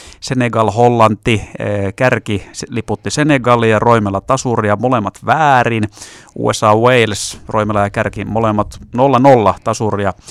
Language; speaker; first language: Finnish; native; Finnish